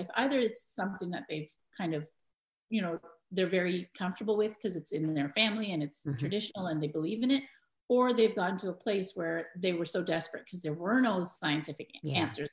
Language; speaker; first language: English; native; English